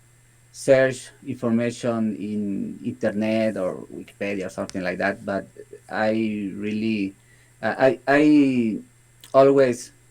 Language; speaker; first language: English; non-native, learner; Spanish